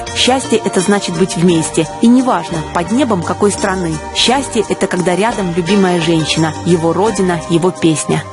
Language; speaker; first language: Russian; native; Russian